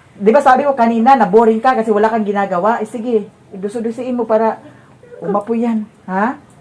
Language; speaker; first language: Filipino; non-native, local second language; Cebuano